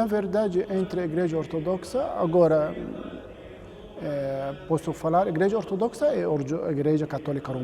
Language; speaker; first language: Portuguese; non-native, learner; Arabic